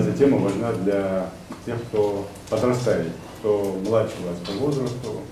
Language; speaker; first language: Russian; non-native, local second language; Ingush